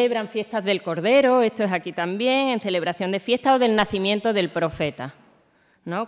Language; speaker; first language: Spanish; native; Spanish